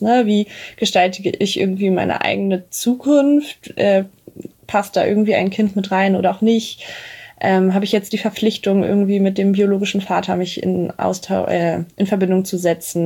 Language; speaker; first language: German; native; German